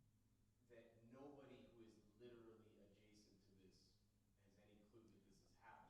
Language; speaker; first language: English; native; English